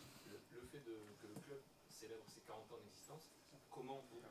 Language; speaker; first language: French; native; French